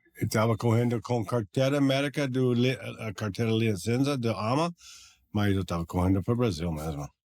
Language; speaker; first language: Portuguese; non-native, learner; English